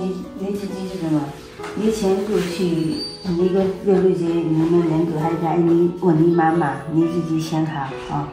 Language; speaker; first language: Chinese; native; Chinese